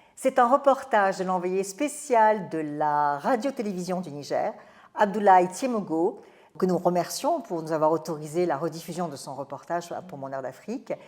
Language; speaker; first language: French; native; French